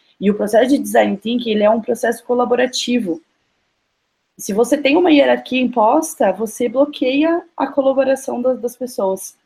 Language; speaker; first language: Portuguese; native; Portuguese